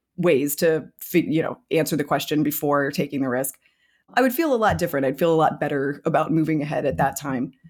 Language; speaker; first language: English; native; English